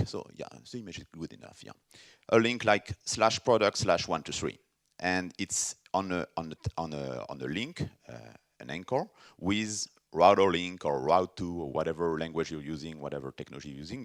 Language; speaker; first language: English; non-native, fluent; French